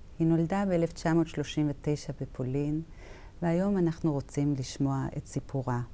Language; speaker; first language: Hebrew; native; Hebrew